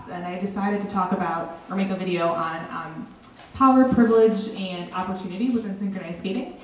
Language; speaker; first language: English; native; English